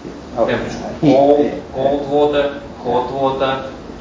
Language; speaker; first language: English; non-native, learner; Russian